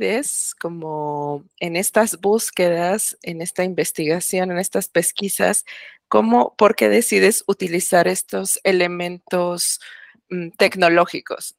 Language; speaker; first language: Spanish; native; Spanish